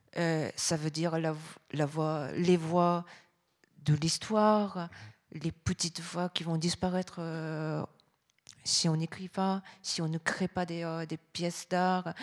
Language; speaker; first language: French; non-native, fluent; Japanese